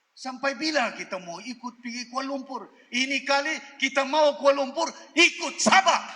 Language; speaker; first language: Malay; native; Malay